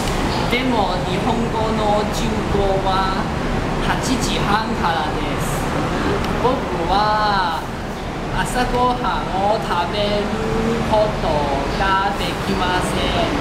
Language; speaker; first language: Japanese; non-native, learner; Cantonese